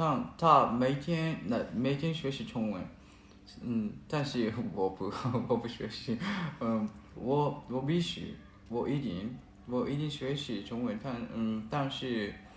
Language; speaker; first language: Chinese; non-native, learner; Japanese